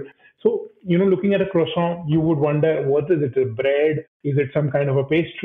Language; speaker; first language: English; non-native, local second language; Hindi